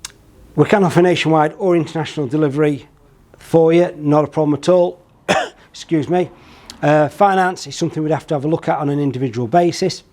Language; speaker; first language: English; native; English